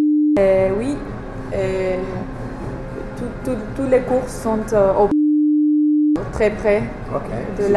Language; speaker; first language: French; non-native, fluent; English